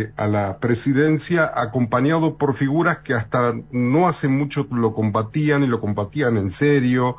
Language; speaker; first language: Spanish; native; Spanish